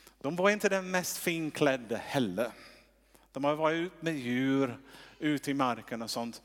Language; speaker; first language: Swedish; non-native, fluent; English